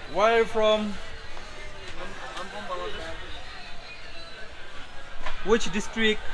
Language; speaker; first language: English; non-native, local second language; Bangla